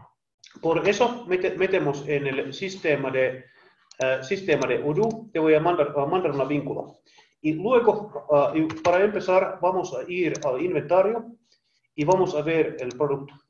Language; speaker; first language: Spanish; non-native, learner; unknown